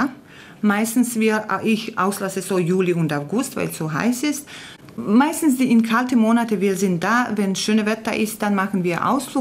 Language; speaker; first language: German; non-native, fluent; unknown